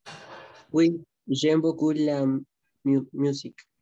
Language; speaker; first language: French; non-native, learner; Spanish